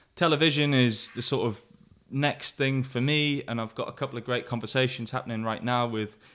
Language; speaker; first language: English; native; English